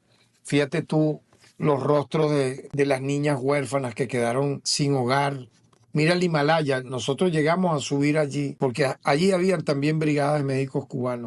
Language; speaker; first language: Spanish; native; Spanish